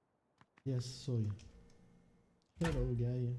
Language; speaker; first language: English; non-native, learner; French